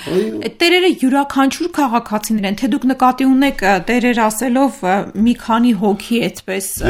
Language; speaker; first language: Armenian; native; Armenian